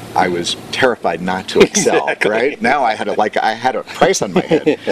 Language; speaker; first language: English; native; English